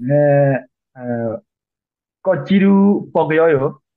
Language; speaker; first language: Korean; non-native, learner; Burmese